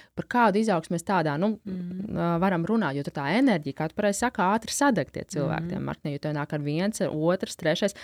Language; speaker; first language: Latvian; native; Latvian